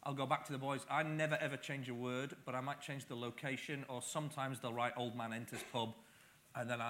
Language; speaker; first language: English; native; English